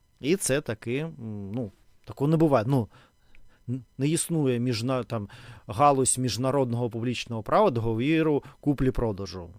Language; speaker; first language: Ukrainian; non-native, local second language; Russian